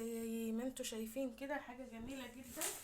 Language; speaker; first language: Arabic; native; Arabic